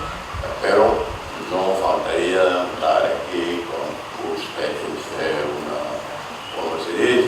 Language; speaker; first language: Spanish; non-native, fluent; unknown